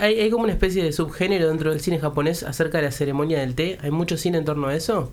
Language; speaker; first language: Spanish; native; Spanish